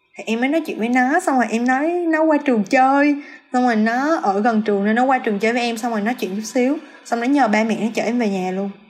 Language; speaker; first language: Vietnamese; native; Vietnamese